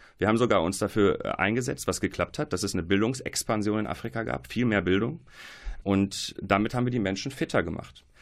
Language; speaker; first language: German; early bilingual, other home language; Arabic